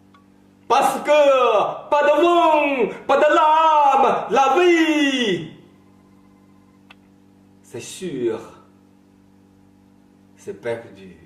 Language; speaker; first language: French; non-native, learner; Chinese